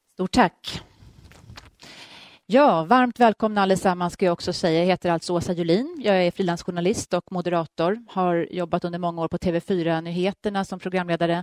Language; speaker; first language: Swedish; native; Swedish